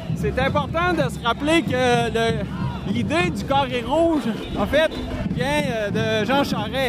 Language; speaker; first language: French; native; French